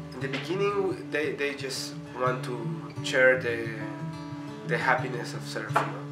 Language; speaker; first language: English; non-native, fluent; Spanish